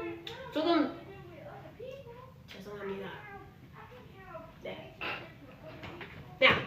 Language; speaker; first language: Korean; non-native, learner; English